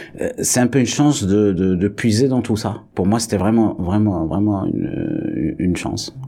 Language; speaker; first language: French; non-native, local second language; Arabic